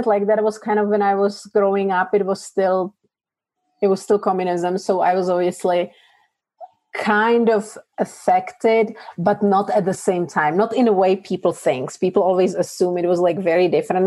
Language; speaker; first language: English; non-native, fluent; Czech